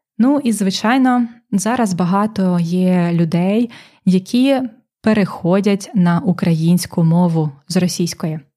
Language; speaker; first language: Ukrainian; native; Ukrainian